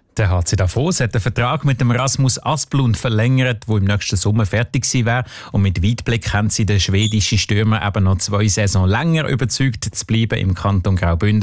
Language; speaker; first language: German; native; German